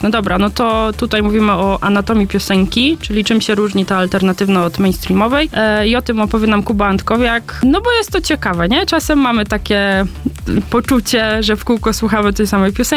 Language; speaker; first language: Polish; native; Polish